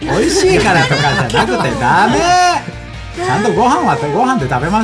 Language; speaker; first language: Japanese; native; Japanese